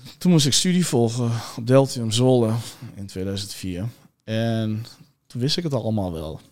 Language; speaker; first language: Dutch; early bilingual, other home language; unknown